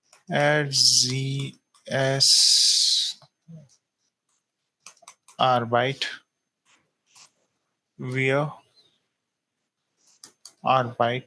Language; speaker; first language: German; non-native, fluent; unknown